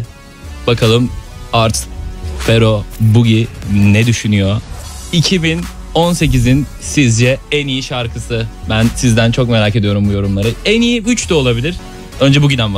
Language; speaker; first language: Turkish; native; Turkish